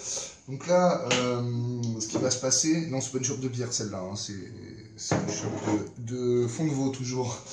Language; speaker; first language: French; native; French